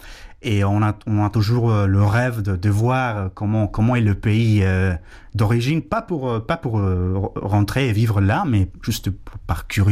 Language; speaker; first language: French; non-native, fluent; Spanish